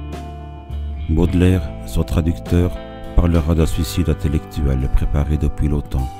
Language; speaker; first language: French; native; French